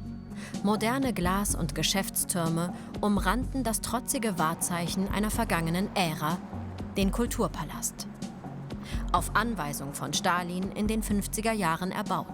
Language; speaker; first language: German; native; German